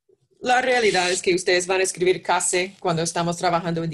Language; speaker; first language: Spanish; non-native, fluent; English